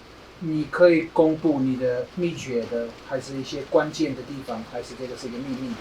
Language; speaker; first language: Chinese; non-native, fluent; English